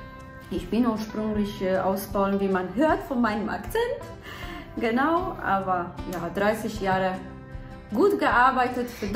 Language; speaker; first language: German; non-native, fluent; Polish